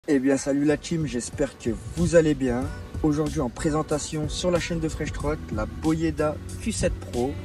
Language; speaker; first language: French; native; French